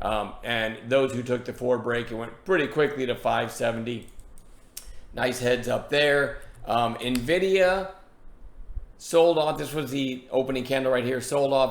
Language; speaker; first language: English; native; English